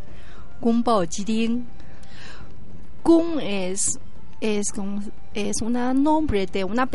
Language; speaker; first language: Spanish; non-native, learner; Chinese